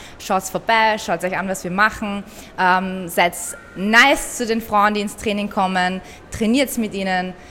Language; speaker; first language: German; early bilingual, other home language; Persian